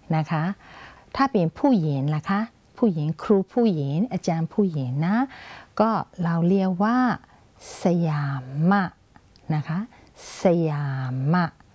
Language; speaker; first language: Thai; non-native, fluent; Burmese